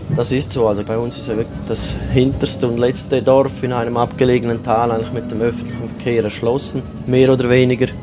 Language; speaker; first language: German; native; German